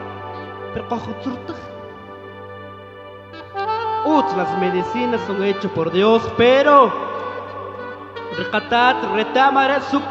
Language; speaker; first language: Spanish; non-native, local second language; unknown